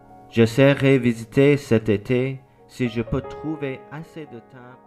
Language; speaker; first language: French; non-native, learner; English